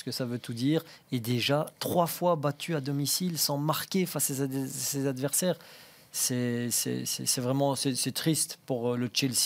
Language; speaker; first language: French; native; French